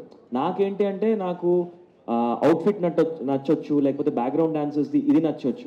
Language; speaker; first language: Telugu; native; Telugu